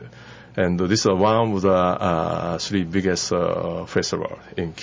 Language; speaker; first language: English; non-native, learner; Japanese